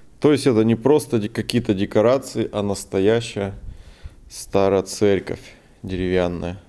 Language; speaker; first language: Russian; native; Russian